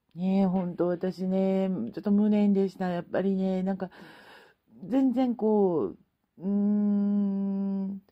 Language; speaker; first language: Japanese; native; Japanese